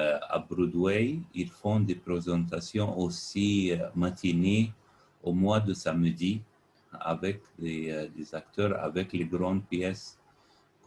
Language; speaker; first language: French; non-native, fluent; Arabic